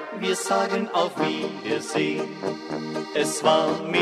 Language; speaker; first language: German; early bilingual, heritage; Portuguese